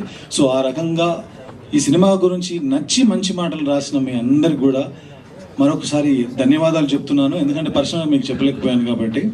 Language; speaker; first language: Telugu; native; Telugu